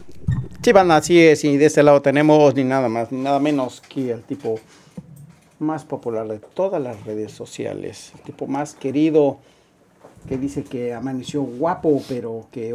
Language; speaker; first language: Spanish; native; Spanish